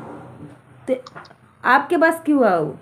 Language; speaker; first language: Hindi; non-native, local second language; Bangla